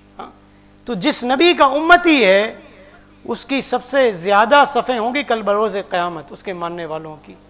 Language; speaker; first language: Urdu; non-native, local second language; Punjabi